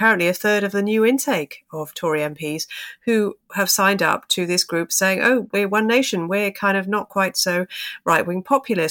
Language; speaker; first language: English; native; English